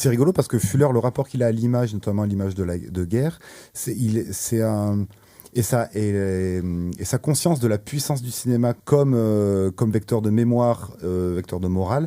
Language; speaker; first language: French; native; French